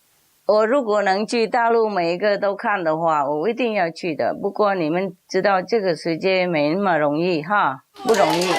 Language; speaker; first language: Chinese; non-native, fluent; Vietnamese